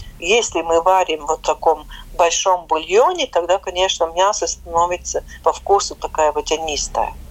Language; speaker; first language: Russian; non-native, local second language; Latvian